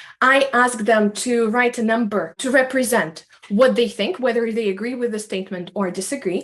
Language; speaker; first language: English; non-native, fluent; Russian